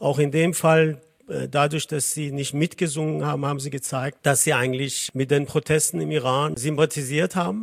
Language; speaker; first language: German; non-native, fluent; Azerbaijani